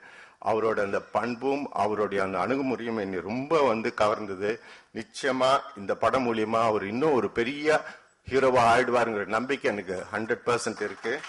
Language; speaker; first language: Tamil; native; Tamil